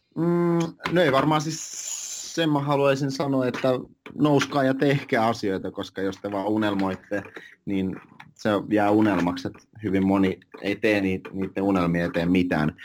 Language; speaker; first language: Finnish; early bilingual, other home language; Russian